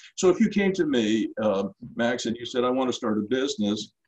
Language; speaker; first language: English; native; English